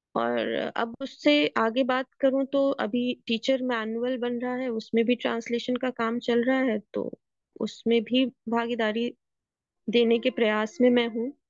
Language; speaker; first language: Hindi; native; Hindi